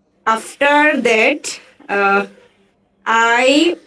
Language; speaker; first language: English; non-native, learner; Bangla